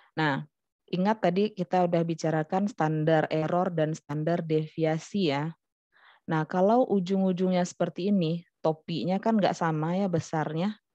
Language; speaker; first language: Indonesian; non-native, local second language; Minangkabau